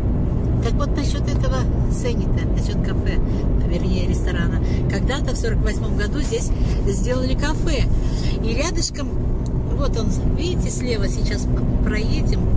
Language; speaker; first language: Russian; native; Russian